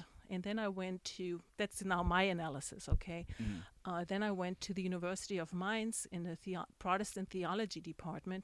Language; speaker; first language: English; non-native, fluent; German